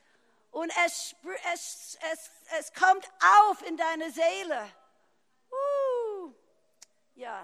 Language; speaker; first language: German; non-native, fluent; English